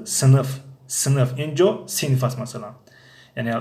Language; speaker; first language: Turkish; non-native, fluent; Tajik